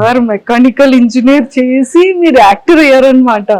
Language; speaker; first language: Telugu; native; Telugu